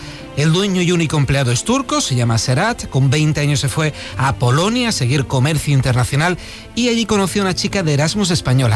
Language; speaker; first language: Spanish; native; Spanish